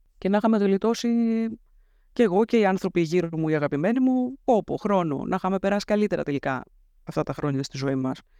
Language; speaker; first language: Greek; native; Greek